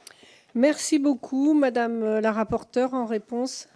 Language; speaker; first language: French; native; French